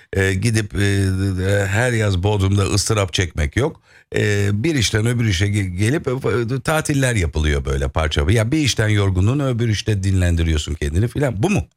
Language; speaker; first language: Turkish; native; Turkish